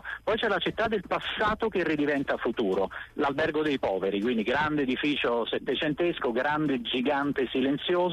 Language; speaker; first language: Italian; native; Italian